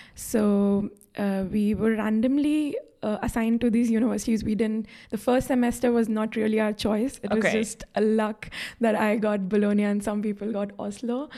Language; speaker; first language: English; non-native, local second language; Hindi